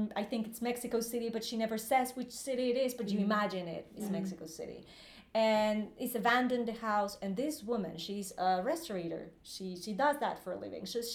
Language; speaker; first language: English; non-native, fluent; Spanish